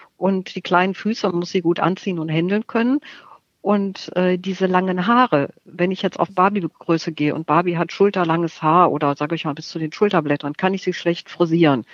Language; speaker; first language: German; native; German